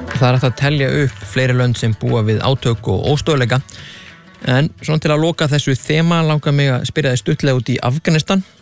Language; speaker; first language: Icelandic; native; Icelandic